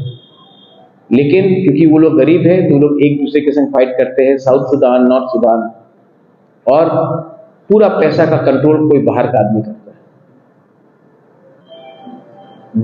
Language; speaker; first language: Hindi; non-native, local second language; Kok Borok